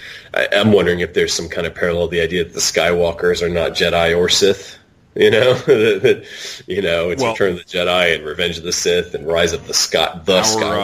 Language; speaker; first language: English; native; English